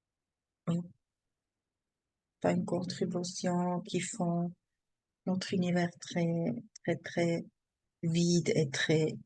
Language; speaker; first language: French; non-native, learner; German